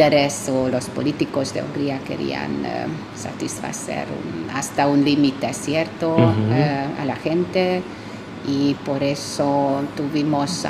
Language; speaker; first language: Spanish; non-native, fluent; Hungarian